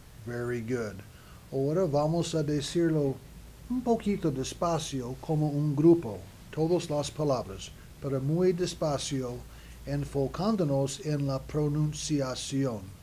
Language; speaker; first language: Spanish; non-native, learner; English